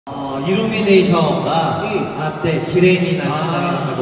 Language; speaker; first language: Japanese; non-native, learner; Korean